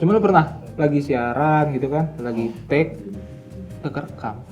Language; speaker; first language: Indonesian; native; Indonesian